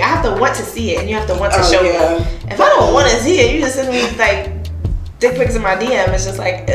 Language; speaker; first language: English; native; English